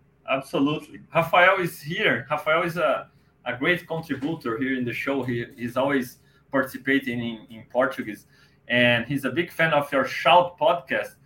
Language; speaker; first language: English; non-native, fluent; Portuguese